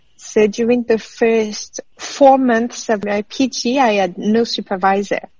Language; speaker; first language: English; non-native, fluent; French